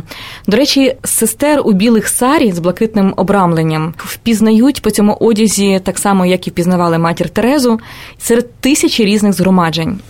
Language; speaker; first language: Ukrainian; native; Ukrainian